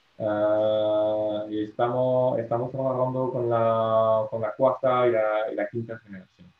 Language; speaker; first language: Spanish; non-native, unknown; French